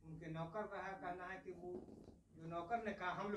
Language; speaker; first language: Hindi; native; Hindi